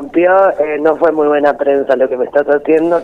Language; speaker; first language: Spanish; native; Spanish